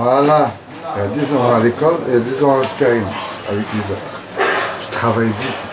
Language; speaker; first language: French; non-native, learner; Arabic